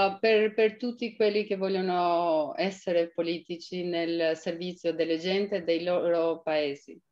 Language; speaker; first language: Italian; non-native, fluent; Albanian